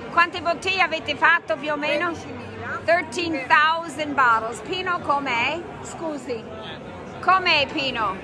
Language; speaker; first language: Italian; non-native, fluent; English